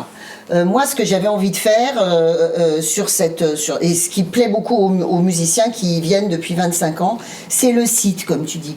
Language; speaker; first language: French; native; French